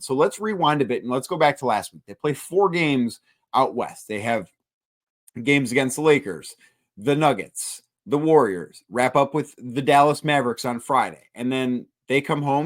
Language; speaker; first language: English; native; English